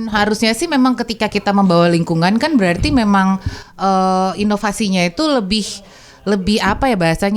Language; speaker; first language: Indonesian; native; Indonesian